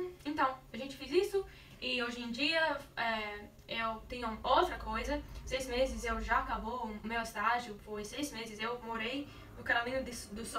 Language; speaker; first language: Portuguese; non-native, learner; English